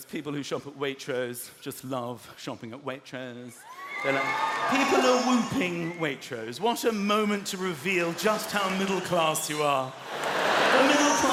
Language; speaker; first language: English; native; English